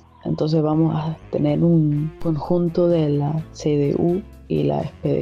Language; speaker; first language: Spanish; non-native, fluent; German